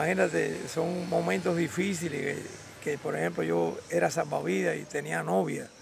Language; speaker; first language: Spanish; native; Spanish